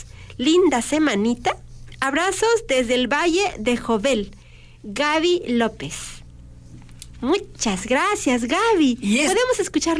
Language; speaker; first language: Spanish; native; Spanish